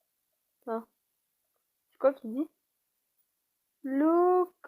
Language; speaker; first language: French; native; French